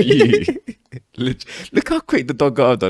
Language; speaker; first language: English; native; English